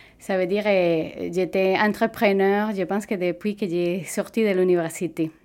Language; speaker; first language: French; non-native, fluent; Spanish